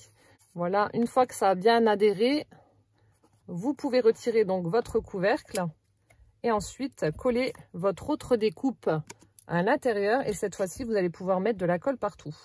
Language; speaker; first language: French; native; French